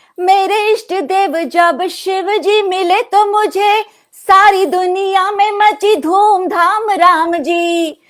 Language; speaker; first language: Hindi; non-native, local second language; Odia